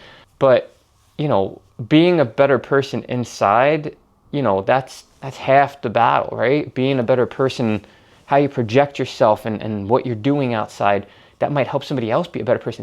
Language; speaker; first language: English; native; English